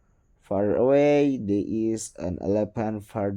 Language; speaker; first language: English; non-native, learner; Indonesian